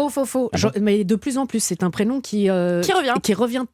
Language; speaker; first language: French; native; French